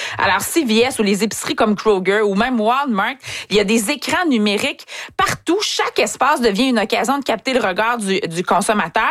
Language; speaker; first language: French; native; French